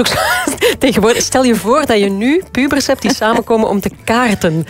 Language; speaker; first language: Dutch; native; Dutch